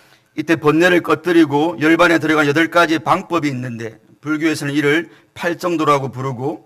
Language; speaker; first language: Korean; native; Korean